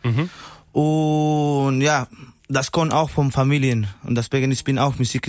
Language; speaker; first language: German; non-native, learner; Spanish